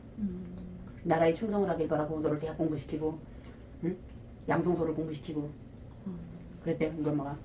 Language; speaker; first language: Korean; native; Korean